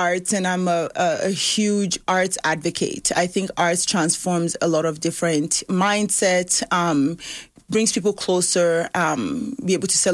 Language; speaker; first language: English; early bilingual, other home language; Yoruba